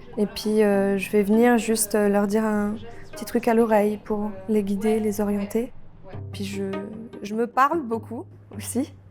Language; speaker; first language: French; early bilingual, other home language; Polish